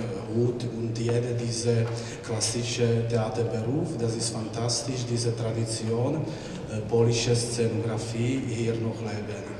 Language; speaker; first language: German; non-native, learner; Czech